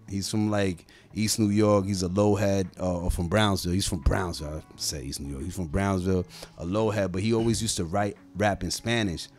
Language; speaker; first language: English; native; English